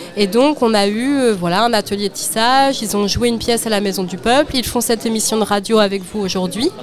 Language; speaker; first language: French; native; French